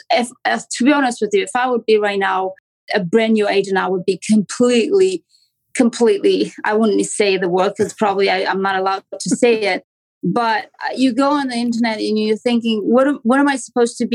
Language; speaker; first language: English; non-native, fluent; Romanian